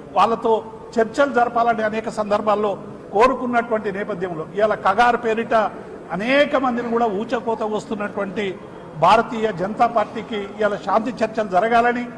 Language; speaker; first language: Telugu; native; Telugu